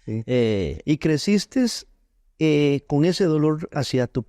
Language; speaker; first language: Spanish; native; Spanish